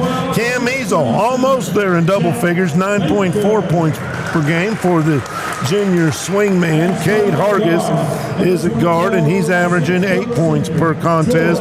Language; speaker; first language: English; native; English